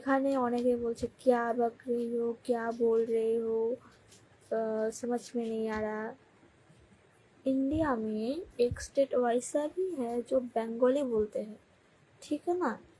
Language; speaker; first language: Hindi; non-native, local second language; Bangla